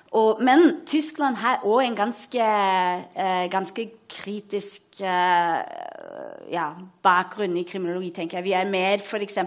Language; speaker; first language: Norwegian; non-native, fluent; German